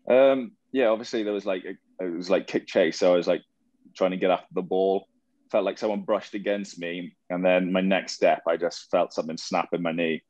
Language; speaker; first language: English; native; English